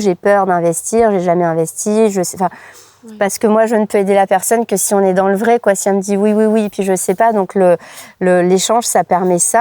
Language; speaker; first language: French; native; French